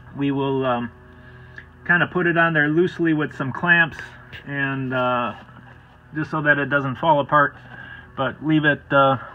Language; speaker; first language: English; native; English